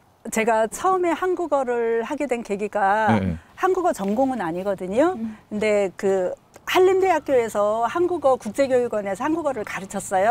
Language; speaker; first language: Korean; native; Korean